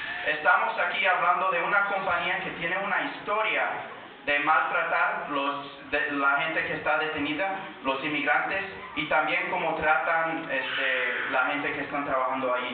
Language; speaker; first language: Spanish; early bilingual, heritage; Spanish